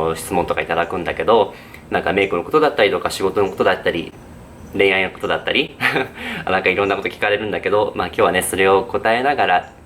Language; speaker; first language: Japanese; early bilingual, heritage; Japanese